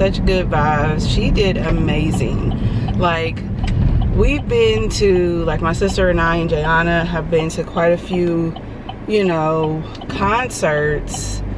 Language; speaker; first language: English; native; English